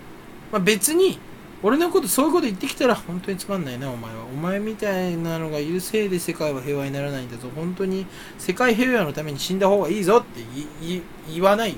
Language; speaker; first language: Japanese; native; Japanese